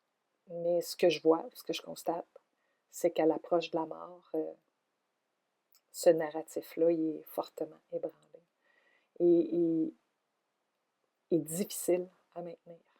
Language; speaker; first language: French; native; French